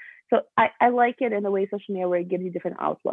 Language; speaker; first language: English; early bilingual, other home language; Albanian